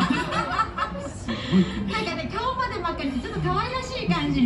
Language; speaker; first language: Japanese; native; Japanese